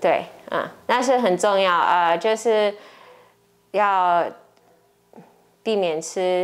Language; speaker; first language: Chinese; early bilingual, heritage; English